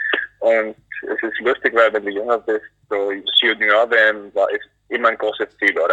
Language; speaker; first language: German; non-native, fluent; English